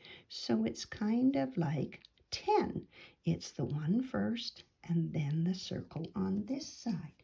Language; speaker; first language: English; native; English